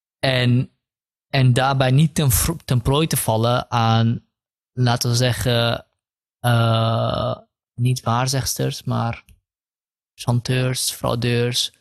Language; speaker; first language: Dutch; early bilingual, other home language; Kurdish